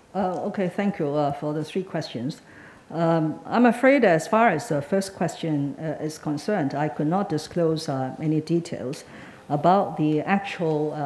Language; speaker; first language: English; non-native, local second language; Cantonese